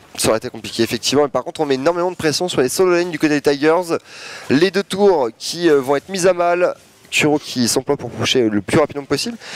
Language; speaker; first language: French; native; French